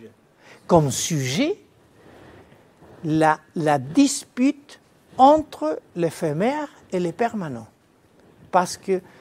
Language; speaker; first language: French; non-native, fluent; Spanish